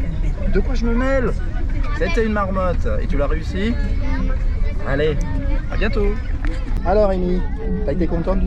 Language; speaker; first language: French; native; French